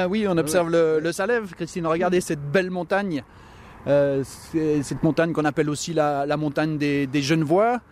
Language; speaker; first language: French; native; French